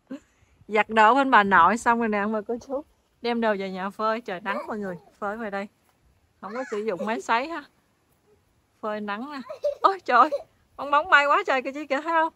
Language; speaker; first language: Vietnamese; native; Vietnamese